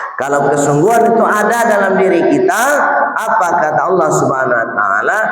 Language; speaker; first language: Malay; non-native, local second language; Minangkabau